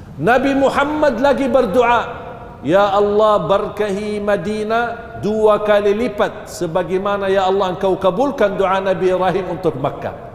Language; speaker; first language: Malay; non-native, fluent; Arabic